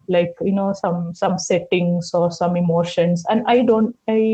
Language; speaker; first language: English; non-native, local second language; Malayalam